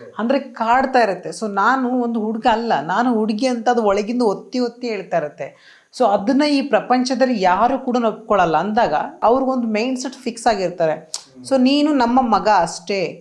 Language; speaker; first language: Kannada; native; Kannada